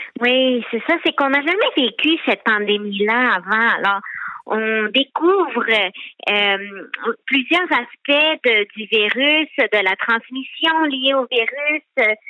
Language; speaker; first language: French; native; French